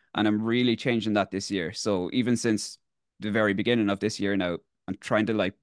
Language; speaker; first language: English; native; English